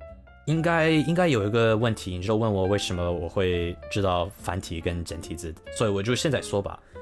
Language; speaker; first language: Chinese; non-native, learner; English